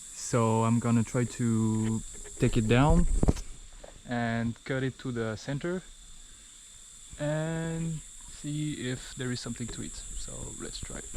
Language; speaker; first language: English; non-native, fluent; French